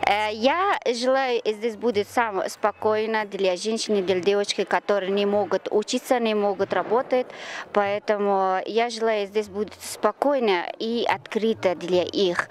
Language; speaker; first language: Russian; non-native, learner; Persian